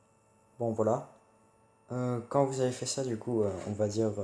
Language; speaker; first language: French; native; French